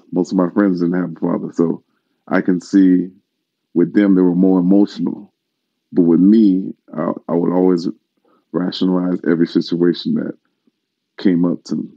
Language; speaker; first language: English; native; English